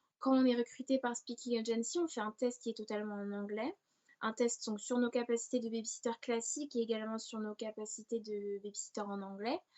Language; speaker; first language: French; native; French